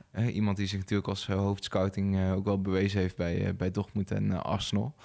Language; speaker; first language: Dutch; native; Dutch